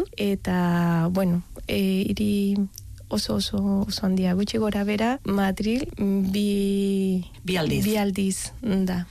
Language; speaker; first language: Basque; non-native, learner; Spanish